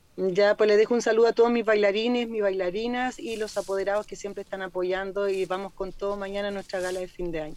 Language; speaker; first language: Spanish; native; Spanish